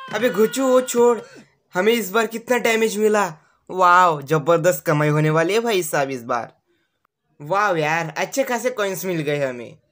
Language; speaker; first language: Hindi; non-native, local second language; Marathi